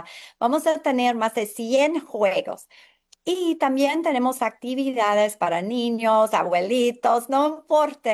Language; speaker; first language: Spanish; non-native, fluent; English